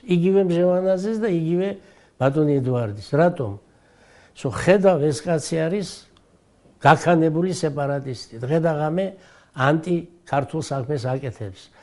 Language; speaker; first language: Georgian; non-native, local second language; Abkhazian